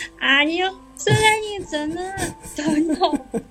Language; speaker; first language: Korean; non-native, learner; Chinese